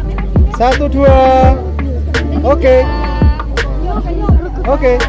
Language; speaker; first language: Indonesian; non-native, local second language; Javanese